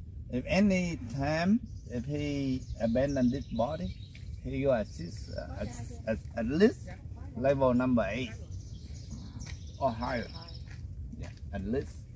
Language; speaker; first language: English; non-native, learner; Vietnamese